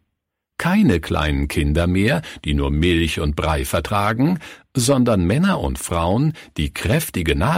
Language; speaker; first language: German; native; German